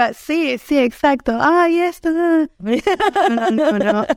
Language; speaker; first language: Spanish; native; Spanish